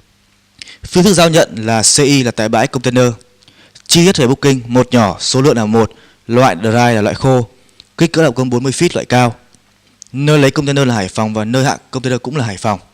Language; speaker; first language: Vietnamese; native; Vietnamese